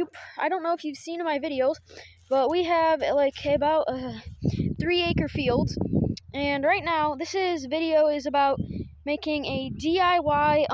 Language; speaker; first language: English; native; English